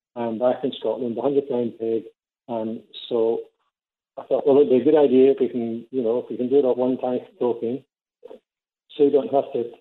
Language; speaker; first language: English; native; English